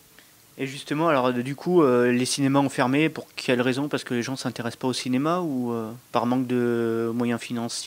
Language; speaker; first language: French; native; French